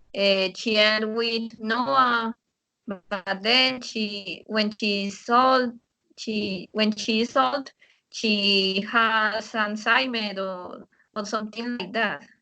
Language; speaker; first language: English; non-native, learner; Spanish